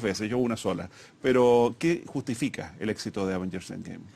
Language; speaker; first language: Spanish; native; Spanish